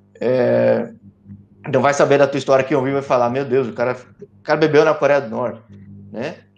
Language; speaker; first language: Portuguese; native; Portuguese